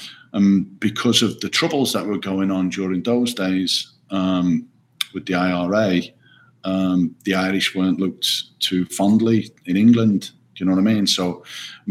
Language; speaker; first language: English; native; English